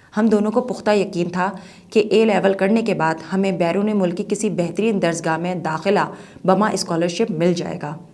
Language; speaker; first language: Urdu; native; Urdu